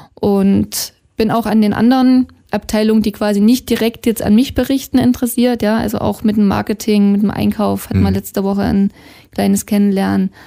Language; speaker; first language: German; native; German